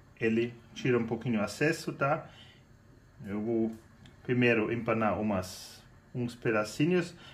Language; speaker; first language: Portuguese; non-native, fluent; German